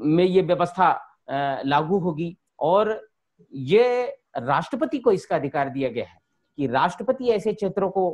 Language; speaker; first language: Hindi; native; Hindi